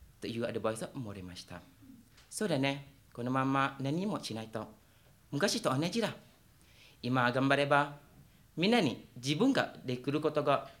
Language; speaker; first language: Japanese; non-native, fluent; Malay